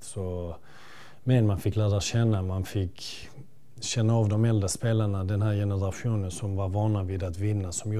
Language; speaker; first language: Swedish; early bilingual, other home language; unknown